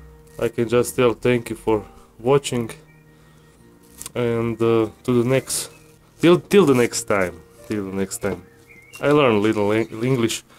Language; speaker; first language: English; non-native, learner; Croatian